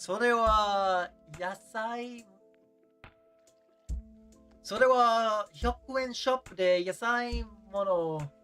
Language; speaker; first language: Japanese; non-native, learner; English